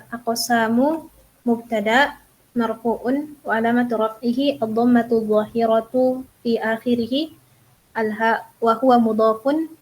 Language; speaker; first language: Arabic; non-native, learner; Indonesian